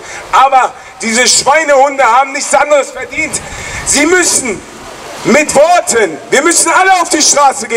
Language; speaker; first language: German; non-native, fluent; Persian